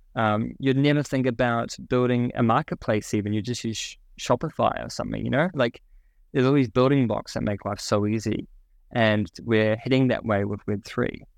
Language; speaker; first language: English; native; English